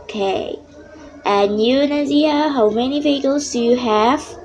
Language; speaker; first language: English; non-native, learner; Indonesian